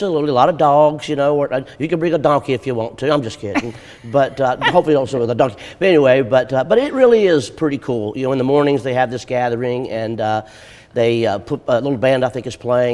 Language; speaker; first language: English; native; English